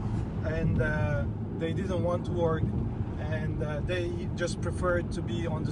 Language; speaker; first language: English; non-native, fluent; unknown